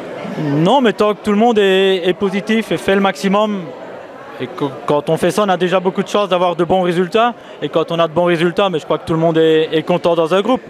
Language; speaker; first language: French; native; French